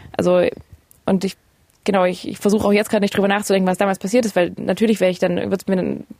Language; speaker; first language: German; native; German